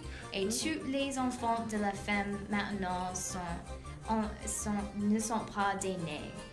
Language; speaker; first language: French; non-native, learner; English